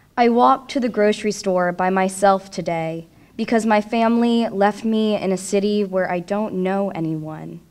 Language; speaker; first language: English; native; English